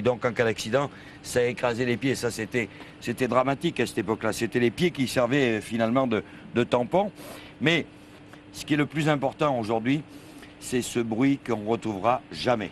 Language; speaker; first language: French; native; French